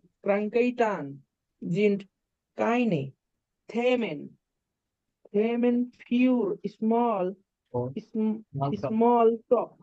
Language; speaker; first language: German; non-native, learner; Bangla